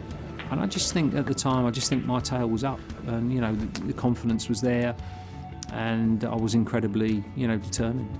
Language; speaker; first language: English; native; English